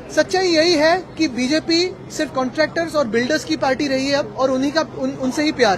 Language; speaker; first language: Hindi; non-native, local second language; Marathi